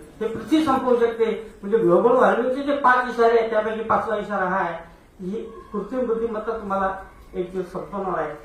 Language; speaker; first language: Marathi; non-native, local second language; Hindi